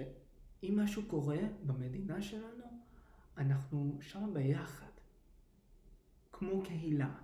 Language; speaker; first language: Hebrew; early bilingual, heritage; English